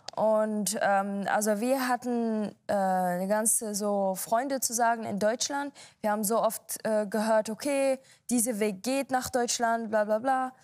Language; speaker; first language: German; non-native, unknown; Arabic